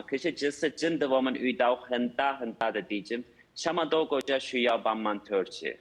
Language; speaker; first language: Chinese; non-native, fluent; Turkish